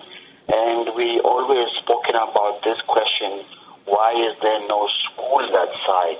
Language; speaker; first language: English; non-native, local second language; Xhosa